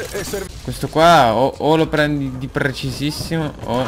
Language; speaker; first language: Italian; native; Italian